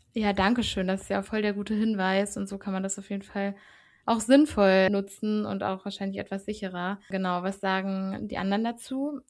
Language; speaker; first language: German; native; German